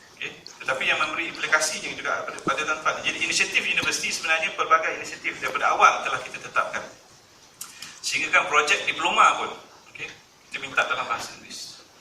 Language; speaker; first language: Malay; native; Malay